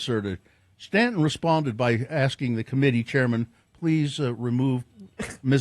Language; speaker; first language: English; native; English